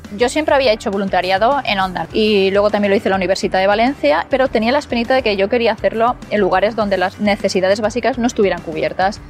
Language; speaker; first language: Spanish; native; Spanish